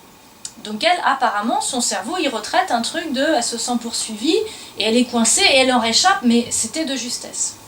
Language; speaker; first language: French; native; French